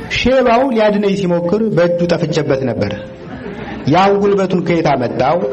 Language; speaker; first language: Amharic; native; Amharic